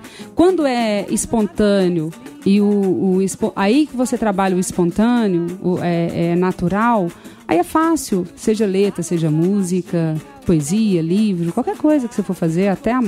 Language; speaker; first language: Portuguese; native; Portuguese